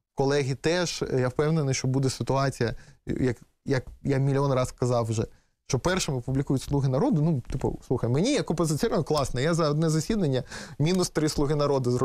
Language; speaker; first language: Ukrainian; native; Ukrainian